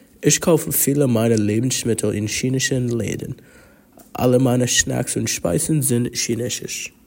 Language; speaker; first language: German; non-native, learner; Chinese